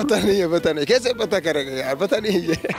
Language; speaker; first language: Hindi; non-native, learner; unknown